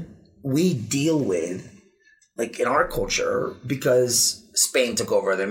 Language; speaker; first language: English; non-native, local second language; Filipino